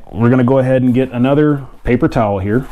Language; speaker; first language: English; native; English